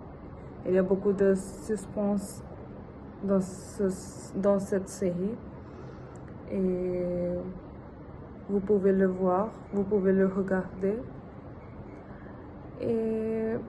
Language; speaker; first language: French; non-native, learner; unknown